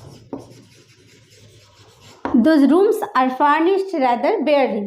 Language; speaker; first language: English; non-native, local second language; Bangla